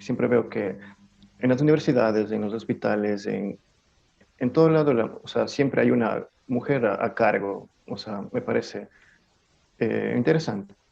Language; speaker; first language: Spanish; native; Spanish